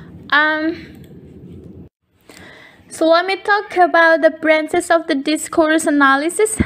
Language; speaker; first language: English; non-native, fluent; Indonesian